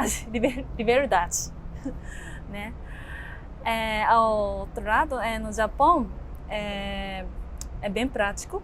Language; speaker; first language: Portuguese; non-native, learner; Japanese